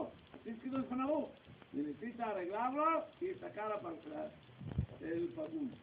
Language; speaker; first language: Spanish; non-native, learner; Hebrew